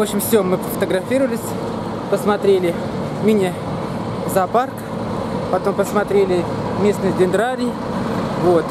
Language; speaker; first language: Russian; native; Russian